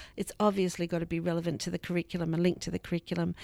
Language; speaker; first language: English; native; English